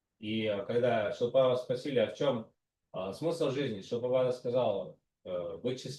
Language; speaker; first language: Russian; native; Russian